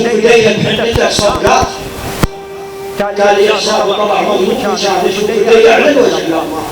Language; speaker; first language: Arabic; native; Arabic